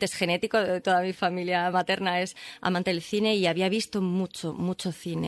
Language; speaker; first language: Spanish; native; Spanish